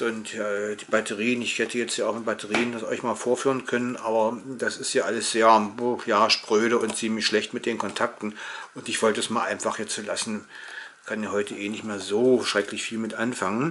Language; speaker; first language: German; native; German